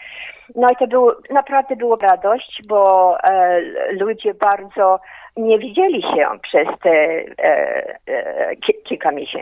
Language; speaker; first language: Polish; early bilingual, heritage; Polish